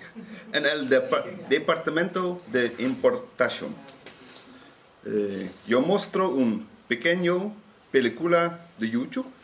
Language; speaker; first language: Spanish; non-native, learner; Dutch